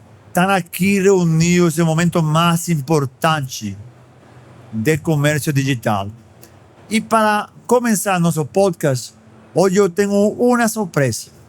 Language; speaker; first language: Portuguese; non-native, fluent; Spanish